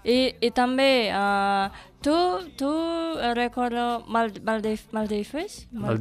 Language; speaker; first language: Catalan; non-native, learner; Indonesian